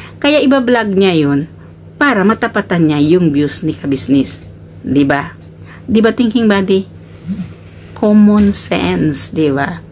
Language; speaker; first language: Filipino; non-native, local second language; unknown